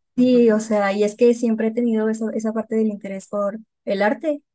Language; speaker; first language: Spanish; native; Spanish